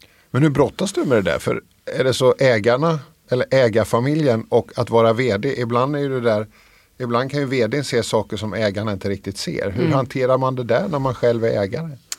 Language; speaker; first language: Swedish; native; Swedish